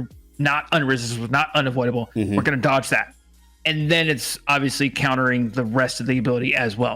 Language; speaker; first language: English; native; English